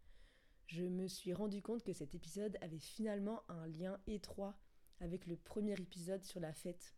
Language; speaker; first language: French; native; French